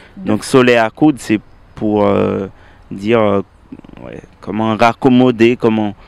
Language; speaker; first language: French; native; French